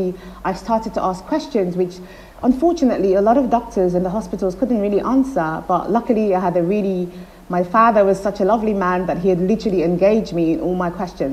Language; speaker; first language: English; non-native, local second language; Igbo